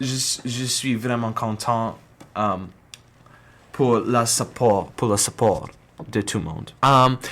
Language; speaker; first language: French; non-native, learner; English